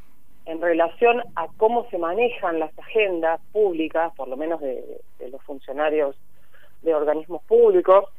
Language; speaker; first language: Spanish; native; Spanish